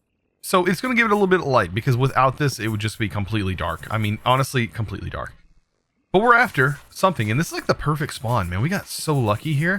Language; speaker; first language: English; native; English